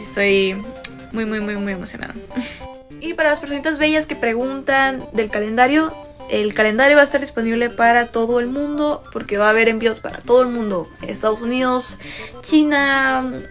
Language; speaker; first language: Spanish; native; Spanish